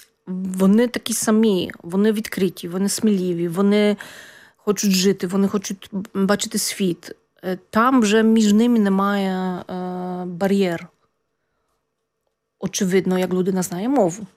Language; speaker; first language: Ukrainian; non-native, fluent; Polish